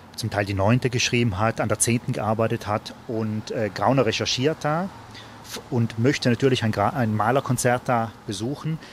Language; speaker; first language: German; native; German